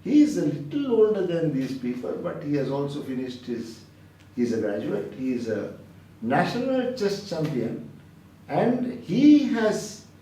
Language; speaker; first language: English; non-native, local second language; Sinhala